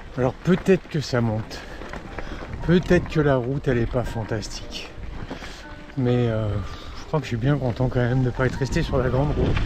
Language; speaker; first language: French; native; French